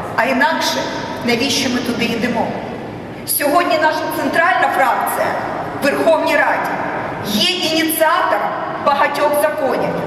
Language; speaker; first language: Ukrainian; non-native, local second language; Russian